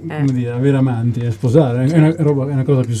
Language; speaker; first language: Italian; native; Italian